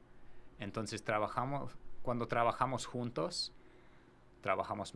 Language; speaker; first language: Spanish; non-native, fluent; English